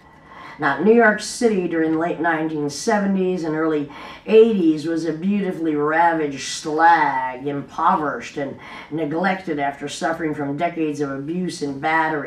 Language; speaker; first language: English; native; English